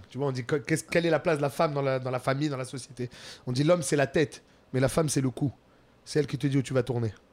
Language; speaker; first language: French; native; French